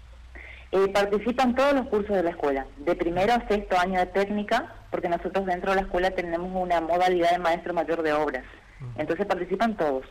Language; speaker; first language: Spanish; native; Spanish